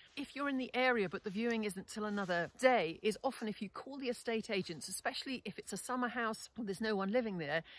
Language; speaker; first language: English; native; English